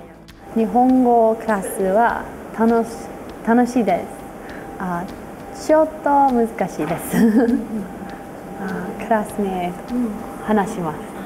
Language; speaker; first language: Japanese; non-native, learner; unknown